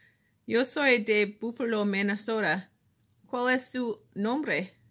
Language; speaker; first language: Spanish; non-native, learner; English